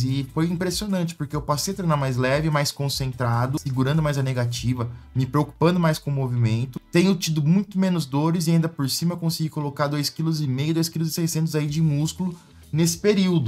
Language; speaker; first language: Portuguese; native; Portuguese